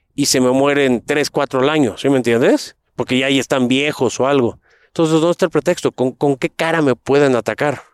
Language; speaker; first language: Spanish; native; Spanish